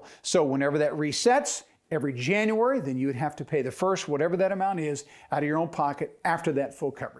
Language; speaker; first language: English; native; English